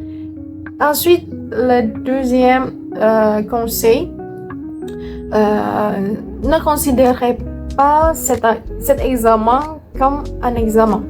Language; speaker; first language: French; non-native, learner; Indonesian